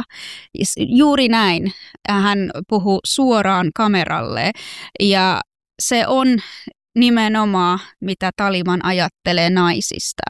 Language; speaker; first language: Finnish; non-native, fluent; Persian